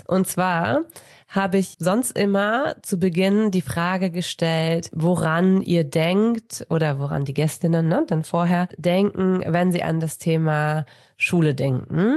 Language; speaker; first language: German; native; German